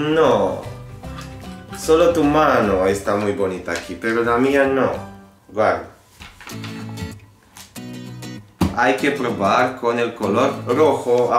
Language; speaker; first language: Spanish; non-native, fluent; Italian